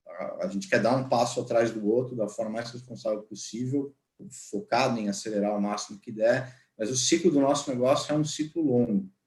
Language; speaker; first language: Portuguese; native; Portuguese